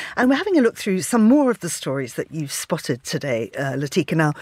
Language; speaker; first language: English; native; English